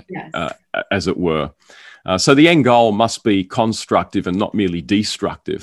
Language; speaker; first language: English; native; English